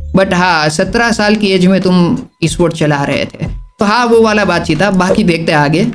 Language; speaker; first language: Hindi; non-native, local second language; Gujarati